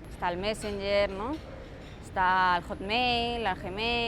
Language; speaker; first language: Catalan; non-native, local second language; Spanish